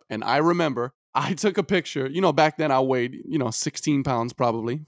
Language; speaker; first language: English; native; English